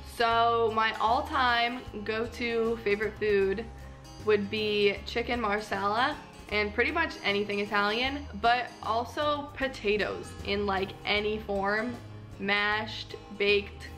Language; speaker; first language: English; native; English